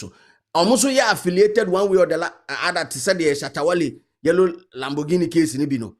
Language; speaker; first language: English; non-native, local second language; Akan